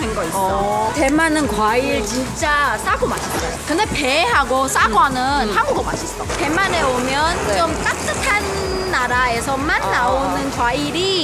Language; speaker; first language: Korean; non-native, fluent; Chinese